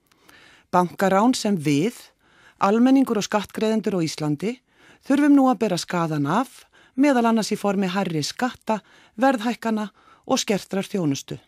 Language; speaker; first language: Icelandic; native; Icelandic